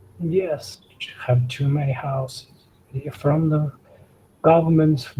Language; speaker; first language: English; non-native, learner; Chinese